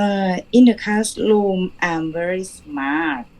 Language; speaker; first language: English; non-native, learner; Thai